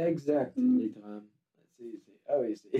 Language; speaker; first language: French; non-native, learner; English